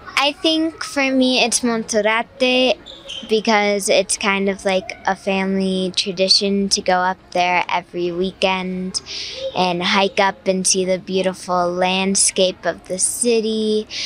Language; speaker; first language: English; native; English